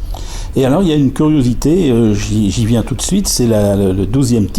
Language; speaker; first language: French; native; French